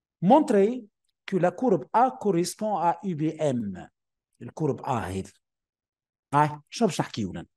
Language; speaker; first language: French; non-native, local second language; Arabic